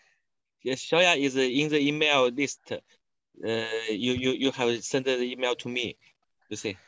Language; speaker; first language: English; non-native, learner; Chinese